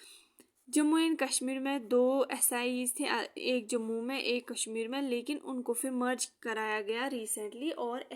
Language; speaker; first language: Hindi; native; Hindi